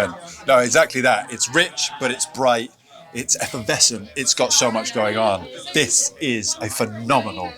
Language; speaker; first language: English; native; English